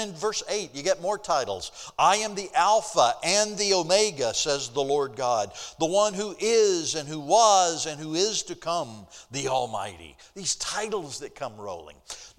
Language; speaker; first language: English; native; English